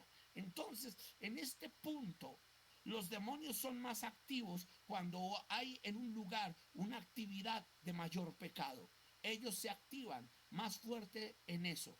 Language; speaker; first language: Spanish; native; Spanish